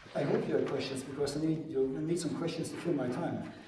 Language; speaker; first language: English; non-native, fluent; Norwegian